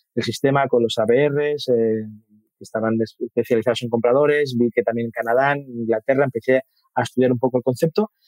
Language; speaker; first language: Spanish; native; Spanish